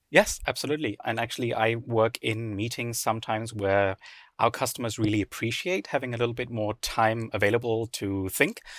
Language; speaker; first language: English; non-native, fluent; German